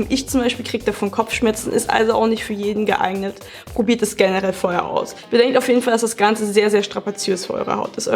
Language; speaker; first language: German; native; German